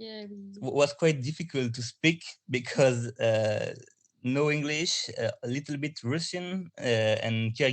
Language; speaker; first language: English; non-native, learner; French